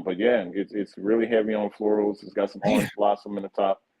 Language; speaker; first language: English; native; English